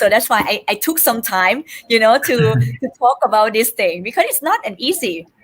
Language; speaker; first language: English; non-native, fluent; Thai